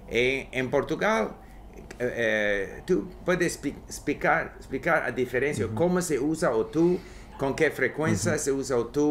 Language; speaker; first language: Portuguese; non-native, learner; English